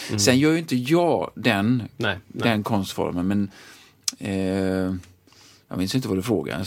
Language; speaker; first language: Swedish; native; Swedish